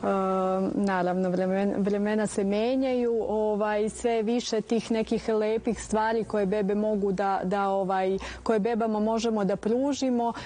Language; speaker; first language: Serbian; native; Serbian